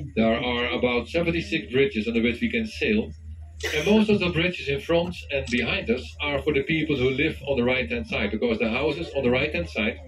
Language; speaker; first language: English; non-native, fluent; Dutch